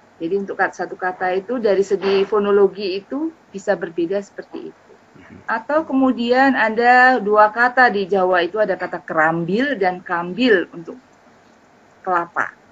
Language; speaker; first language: Indonesian; native; Indonesian